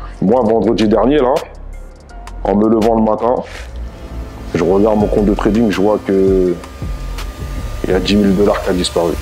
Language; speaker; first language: French; native; French